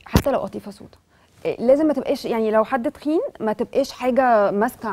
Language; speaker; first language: Arabic; native; Arabic